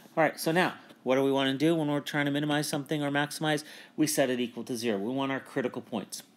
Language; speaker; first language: English; native; English